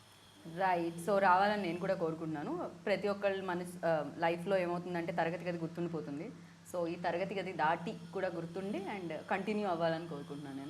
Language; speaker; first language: Telugu; native; Telugu